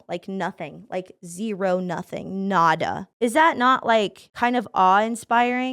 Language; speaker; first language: English; native; English